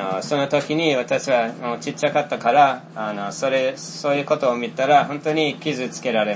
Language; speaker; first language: Japanese; non-native, fluent; Finnish